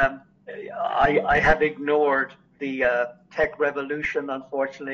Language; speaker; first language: English; native; English